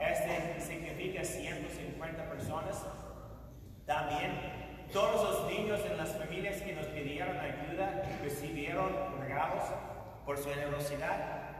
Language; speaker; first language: Spanish; non-native, fluent; English